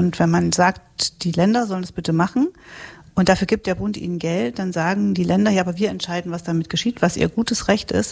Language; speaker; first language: German; native; German